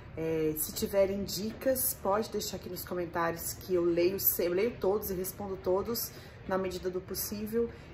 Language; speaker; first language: Portuguese; native; Portuguese